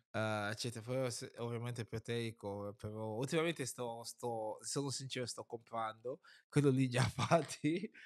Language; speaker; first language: Italian; non-native, fluent; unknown